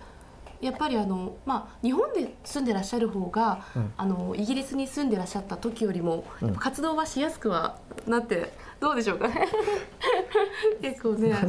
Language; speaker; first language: Japanese; native; Japanese